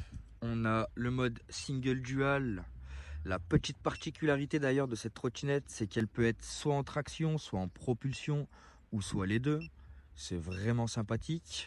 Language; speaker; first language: French; native; French